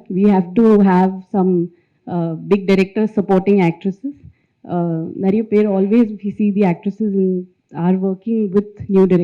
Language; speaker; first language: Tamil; non-native, fluent; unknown